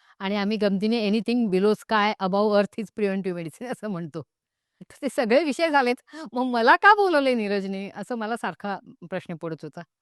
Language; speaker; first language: Marathi; non-native, local second language; Konkani